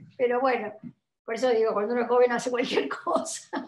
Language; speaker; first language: Spanish; native; Spanish